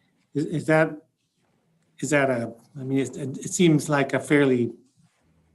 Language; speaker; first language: English; native; English